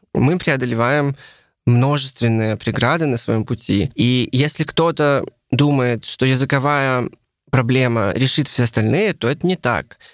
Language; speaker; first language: Russian; native; Russian